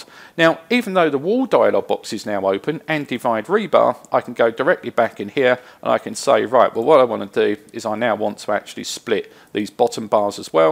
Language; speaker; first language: English; native; English